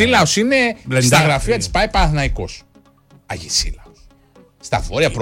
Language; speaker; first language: Greek; native; Greek